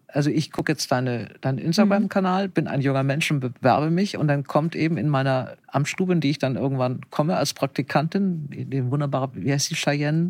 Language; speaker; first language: German; native; German